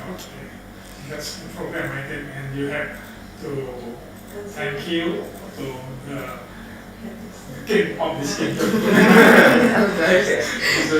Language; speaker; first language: English; non-native, fluent; Indonesian